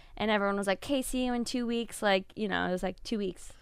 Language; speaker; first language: English; native; English